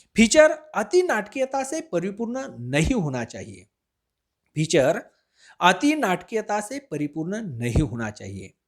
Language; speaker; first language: Hindi; non-native, local second language; Marathi